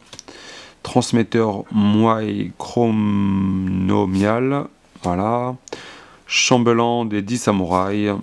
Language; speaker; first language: French; native; French